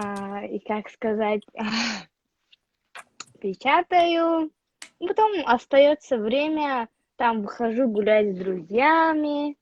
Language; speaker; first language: Russian; non-native, local second language; Yakut